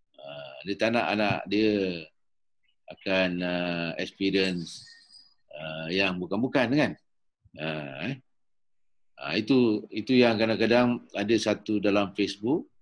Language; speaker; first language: Malay; native; Malay